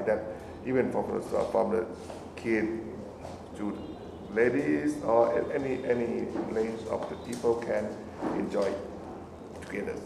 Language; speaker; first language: English; non-native, fluent; Thai